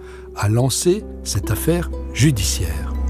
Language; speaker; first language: French; native; French